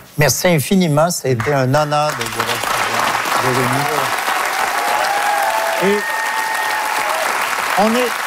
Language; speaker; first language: French; native; French